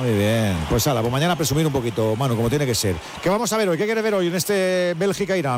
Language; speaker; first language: Spanish; native; Spanish